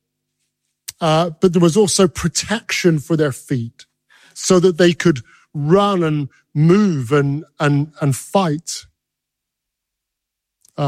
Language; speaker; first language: English; native; English